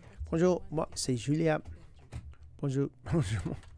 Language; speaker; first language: French; non-native, learner; English